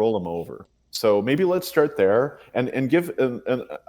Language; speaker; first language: English; native; English